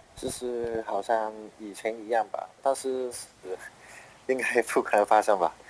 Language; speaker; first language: Chinese; non-native, fluent; Cantonese